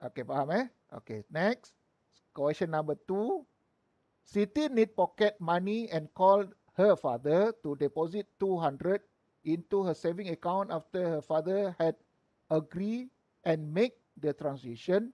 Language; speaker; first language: English; non-native, local second language; Malay